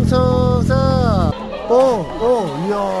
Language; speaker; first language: Korean; native; Korean